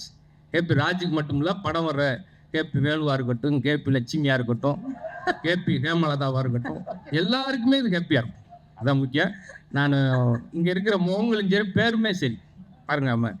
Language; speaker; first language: Tamil; native; Tamil